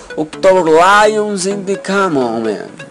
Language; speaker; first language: English; non-native, learner; Portuguese